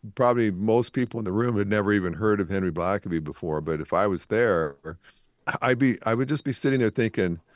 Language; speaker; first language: English; native; English